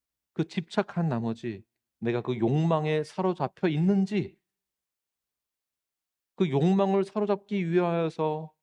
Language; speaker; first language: Korean; native; Korean